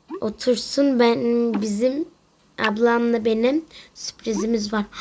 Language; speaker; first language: Turkish; native; Turkish